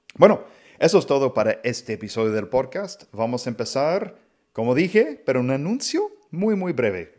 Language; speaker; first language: Spanish; non-native, fluent; English